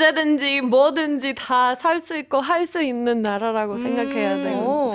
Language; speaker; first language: Korean; non-native, fluent; Spanish